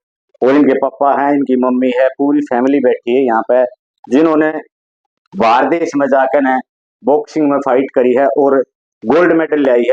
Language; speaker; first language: Hindi; native; Hindi